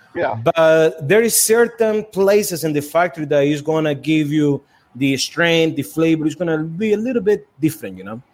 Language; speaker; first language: English; non-native, fluent; Spanish